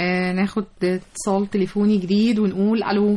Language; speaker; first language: Arabic; native; Arabic